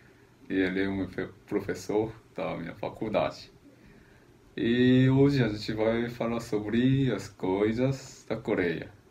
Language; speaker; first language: Portuguese; non-native, fluent; Korean